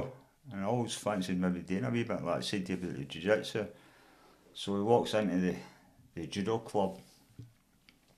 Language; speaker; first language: English; native; English